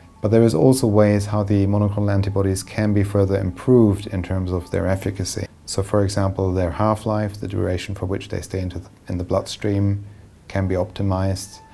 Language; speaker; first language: English; non-native, fluent; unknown